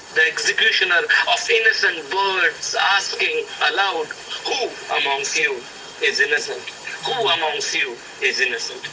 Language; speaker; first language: English; non-native, local second language; Marathi